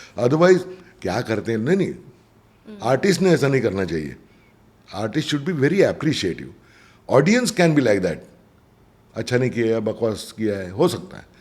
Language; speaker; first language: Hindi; non-native, local second language; Marathi